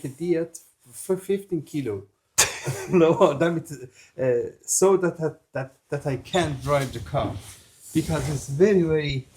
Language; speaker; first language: English; non-native, learner; German